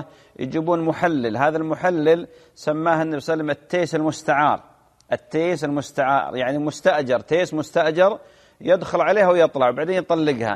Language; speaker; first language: Arabic; native; Arabic